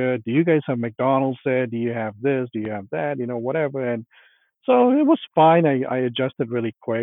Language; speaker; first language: English; non-native, local second language; Punjabi